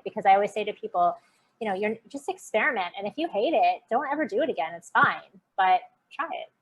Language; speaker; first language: English; native; English